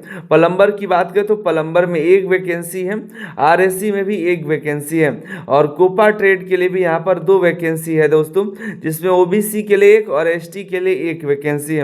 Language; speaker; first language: Hindi; native; Hindi